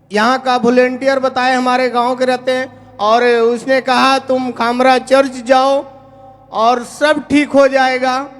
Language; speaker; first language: Hindi; non-native, local second language; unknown